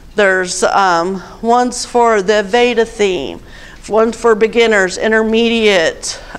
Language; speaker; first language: English; native; English